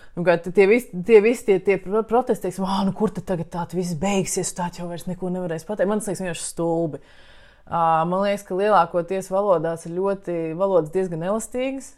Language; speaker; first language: Latvian; native; Latvian